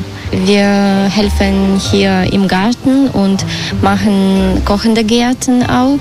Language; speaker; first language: German; non-native, learner; Russian